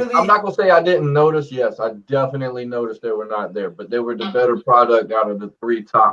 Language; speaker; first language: English; native; English